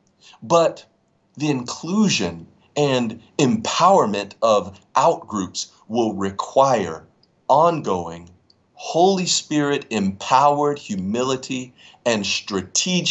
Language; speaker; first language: English; native; English